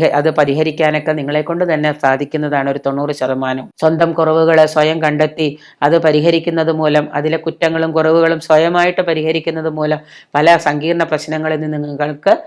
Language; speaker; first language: Malayalam; native; Malayalam